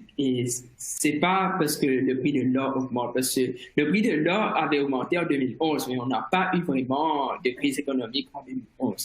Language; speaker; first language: French; non-native, fluent; Morisyen